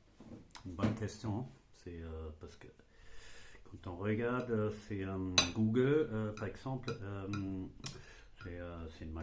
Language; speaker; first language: French; non-native, fluent; German